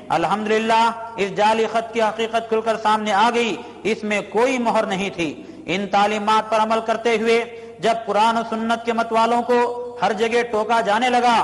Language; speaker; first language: Urdu; native; Urdu